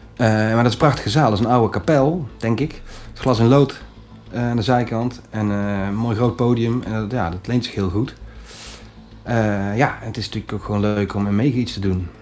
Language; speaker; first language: Dutch; native; Dutch